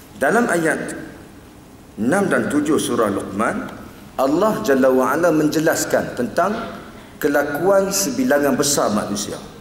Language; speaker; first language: Malay; native; Malay